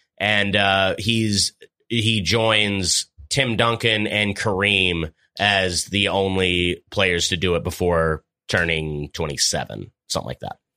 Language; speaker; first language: English; native; English